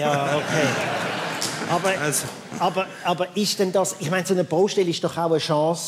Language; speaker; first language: German; native; German